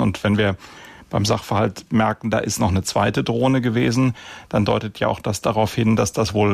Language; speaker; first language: German; native; German